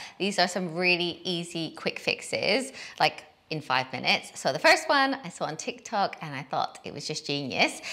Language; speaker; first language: English; native; English